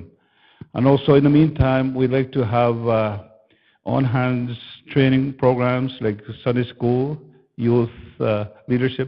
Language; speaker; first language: English; native; English